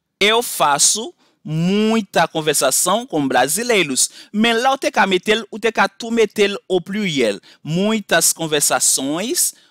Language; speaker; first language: Portuguese; non-native, fluent; Haitian Creole